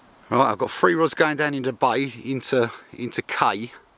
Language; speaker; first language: English; native; English